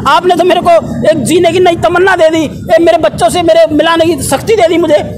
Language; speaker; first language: Hindi; native; Hindi